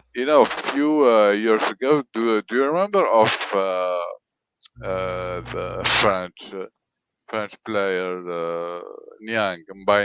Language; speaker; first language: English; non-native, learner; French